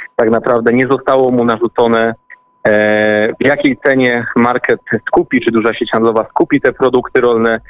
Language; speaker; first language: Polish; native; Polish